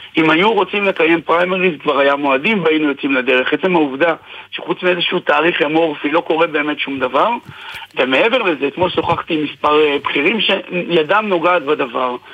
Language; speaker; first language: Hebrew; native; Hebrew